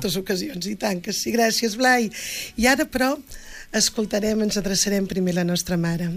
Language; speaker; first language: Catalan; native; Catalan